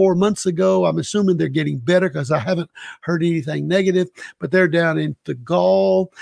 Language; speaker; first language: English; native; English